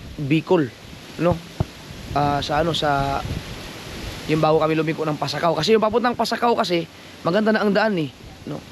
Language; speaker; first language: Filipino; non-native, local second language; Cebuano